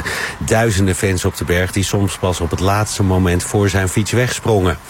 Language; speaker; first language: Dutch; native; Dutch